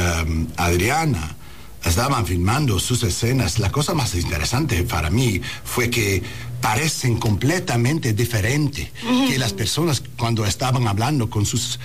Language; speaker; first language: Spanish; early bilingual, heritage; Spanish